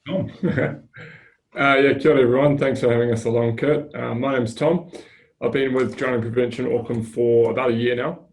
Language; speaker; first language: English; native; English